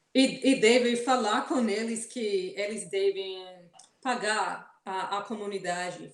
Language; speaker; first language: Portuguese; non-native, fluent; English